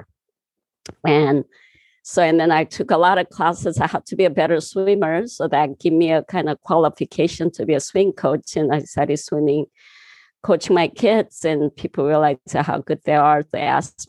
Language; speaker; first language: English; non-native, fluent; Korean